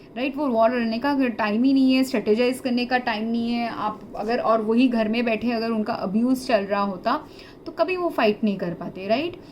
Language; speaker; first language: Hindi; early bilingual, heritage; Hindi